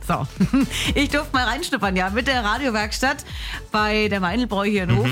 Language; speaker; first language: German; native; German